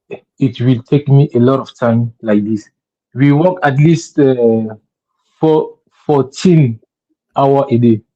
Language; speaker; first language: English; non-native, learner; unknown